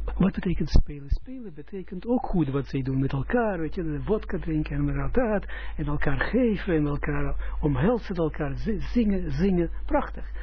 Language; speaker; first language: Dutch; non-native, fluent; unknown